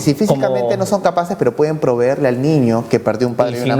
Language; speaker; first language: Spanish; native; Spanish